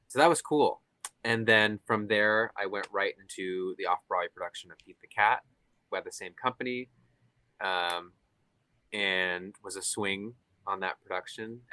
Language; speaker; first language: English; native; English